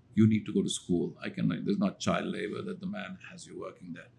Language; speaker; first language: English; non-native, local second language; Hindi